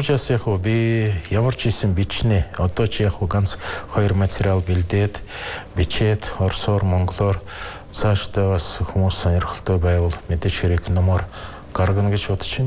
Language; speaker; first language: Mongolian; non-native, fluent; Russian